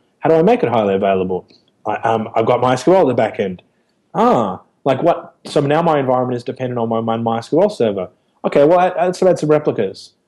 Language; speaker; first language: English; native; English